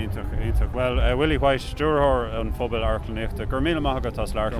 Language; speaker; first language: Irish; non-native, local second language; English